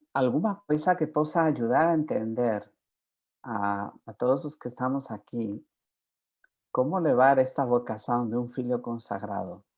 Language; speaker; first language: Portuguese; non-native, fluent; Spanish